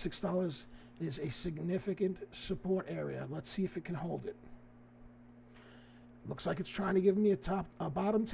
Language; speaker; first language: English; native; English